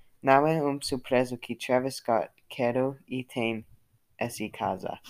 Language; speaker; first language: Portuguese; non-native, learner; English